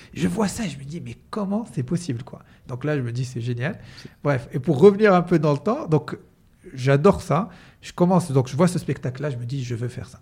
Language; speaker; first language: French; non-native, local second language; Arabic